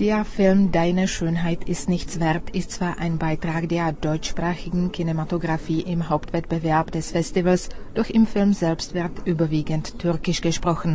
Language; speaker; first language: German; non-native, fluent; Czech